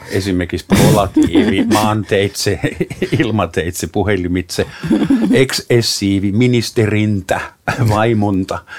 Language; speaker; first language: Finnish; non-native, fluent; German